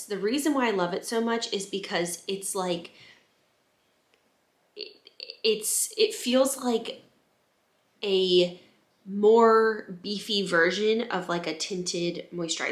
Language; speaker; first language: English; native; English